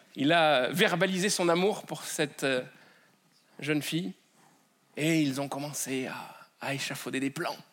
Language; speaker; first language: French; native; French